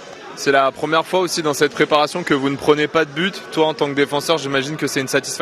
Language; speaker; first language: French; native; French